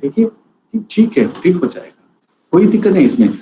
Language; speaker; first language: Hindi; non-native, local second language; Malayalam